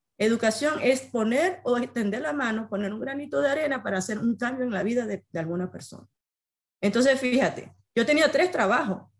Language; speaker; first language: Spanish; native; Spanish